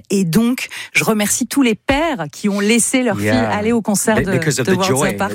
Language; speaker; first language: French; native; French